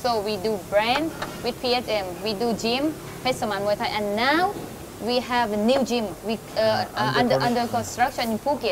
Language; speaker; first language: English; non-native, fluent; Thai